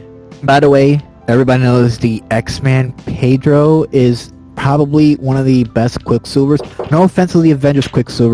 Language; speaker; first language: English; native; English